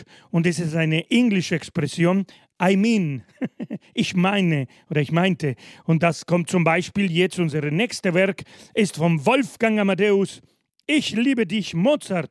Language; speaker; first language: German; non-native, fluent; Spanish